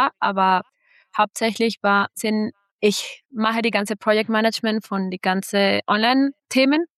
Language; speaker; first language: German; non-native, fluent; Spanish